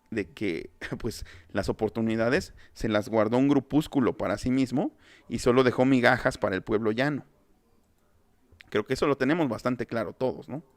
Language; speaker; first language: Spanish; native; Spanish